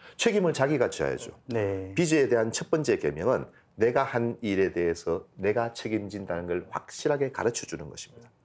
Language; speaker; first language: Korean; native; Korean